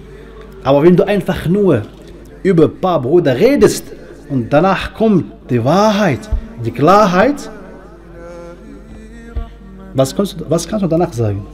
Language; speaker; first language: German; non-native, fluent; Arabic